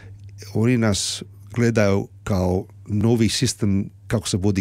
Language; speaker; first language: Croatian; early bilingual, heritage; Serbian